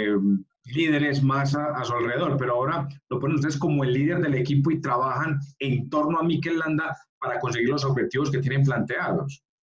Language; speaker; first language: Spanish; native; Spanish